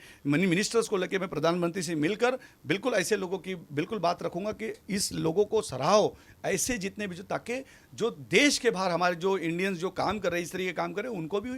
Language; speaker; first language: Hindi; native; Hindi